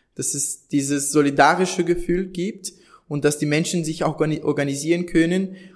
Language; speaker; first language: German; non-native, fluent; Portuguese